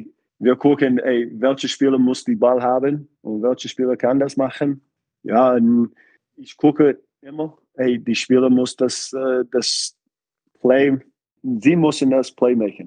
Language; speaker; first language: German; non-native, fluent; English